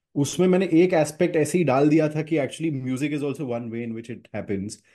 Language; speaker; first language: English; non-native, local second language; Hindi